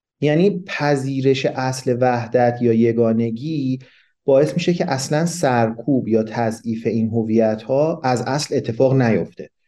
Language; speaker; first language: Persian; non-native, local second language; Kurdish